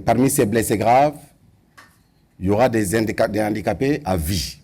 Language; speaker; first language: French; non-native, local second language; Wolof